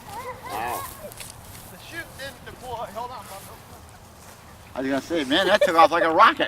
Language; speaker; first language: English; native; English